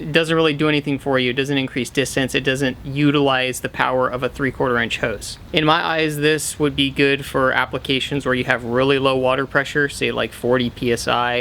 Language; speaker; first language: English; native; English